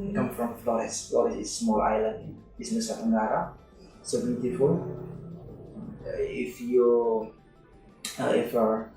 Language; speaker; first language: English; non-native, learner; Indonesian